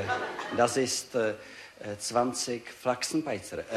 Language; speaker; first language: German; non-native, learner; Czech